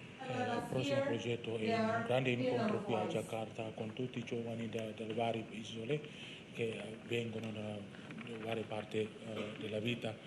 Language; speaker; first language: Italian; non-native, learner; Indonesian